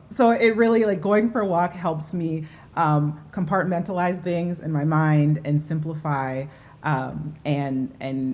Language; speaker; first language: English; early bilingual, other home language; Yoruba